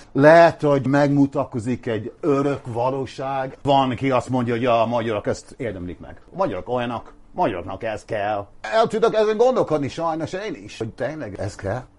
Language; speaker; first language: Hungarian; non-native, fluent; English